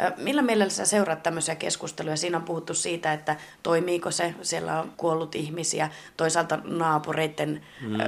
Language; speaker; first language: Finnish; native; Finnish